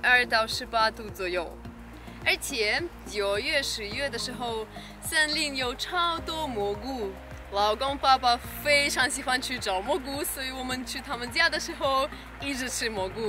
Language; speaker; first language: Chinese; non-native, fluent; Russian